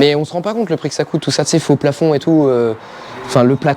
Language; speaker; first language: French; native; French